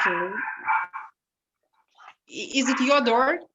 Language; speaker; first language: English; non-native, learner; Russian